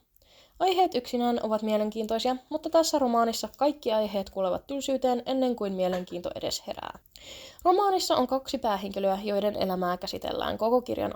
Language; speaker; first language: Finnish; native; Finnish